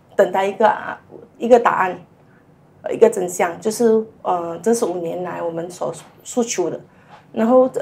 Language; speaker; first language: Chinese; native; Chinese